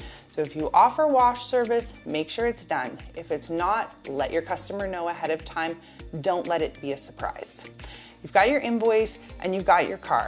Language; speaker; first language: English; native; English